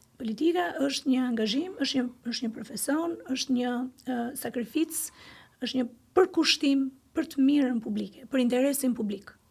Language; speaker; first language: Albanian; non-native, local second language; Greek